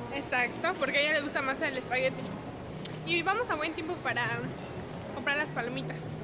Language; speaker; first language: Spanish; native; Spanish